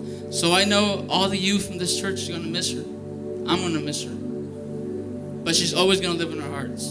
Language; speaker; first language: English; early bilingual, other home language; Spanish